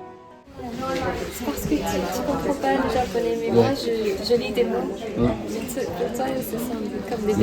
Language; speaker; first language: French; non-native, fluent; Japanese